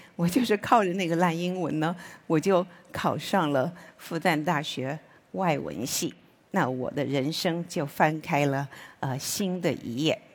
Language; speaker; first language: Chinese; native; Chinese